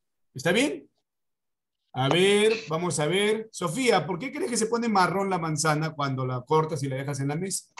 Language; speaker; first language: Spanish; native; Spanish